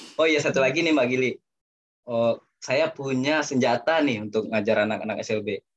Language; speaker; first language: Indonesian; non-native, local second language; Minangkabau